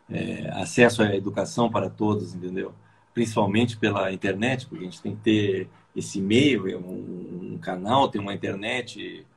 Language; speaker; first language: Portuguese; native; Portuguese